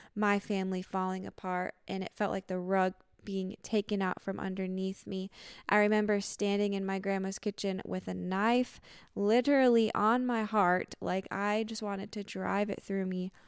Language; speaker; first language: English; native; English